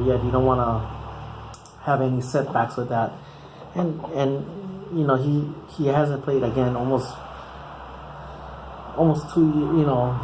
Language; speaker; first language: English; native; English